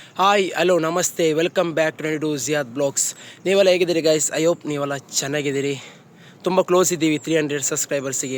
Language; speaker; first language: Kannada; native; Kannada